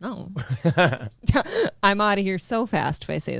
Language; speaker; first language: English; native; English